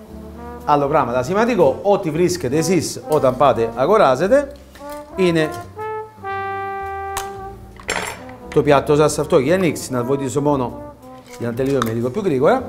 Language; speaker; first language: Greek; non-native, fluent; Italian